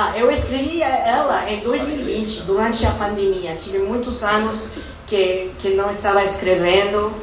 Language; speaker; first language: Portuguese; non-native, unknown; English